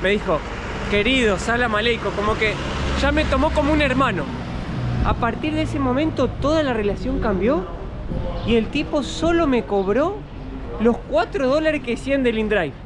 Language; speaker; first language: Spanish; native; Spanish